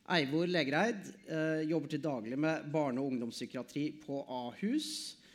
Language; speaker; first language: Norwegian; native; Norwegian